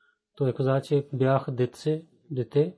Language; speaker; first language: Bulgarian; non-native, learner; Urdu